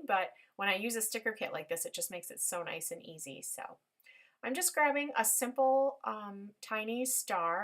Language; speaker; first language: English; native; English